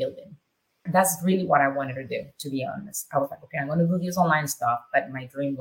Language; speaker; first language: English; non-native, fluent; Spanish